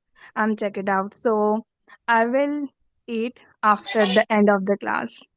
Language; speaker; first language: English; non-native, learner; Hindi